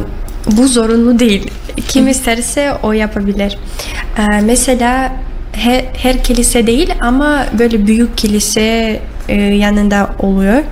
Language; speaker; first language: Turkish; non-native, learner; Russian